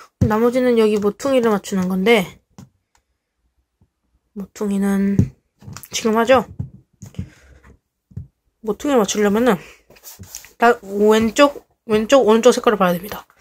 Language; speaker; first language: Korean; native; Korean